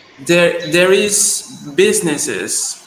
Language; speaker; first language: English; non-native, learner; Spanish